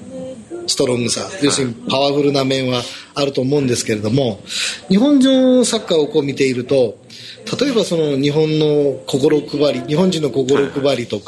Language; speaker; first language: Japanese; native; Japanese